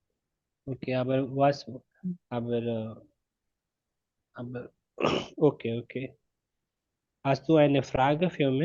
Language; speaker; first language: German; non-native, learner; Hindi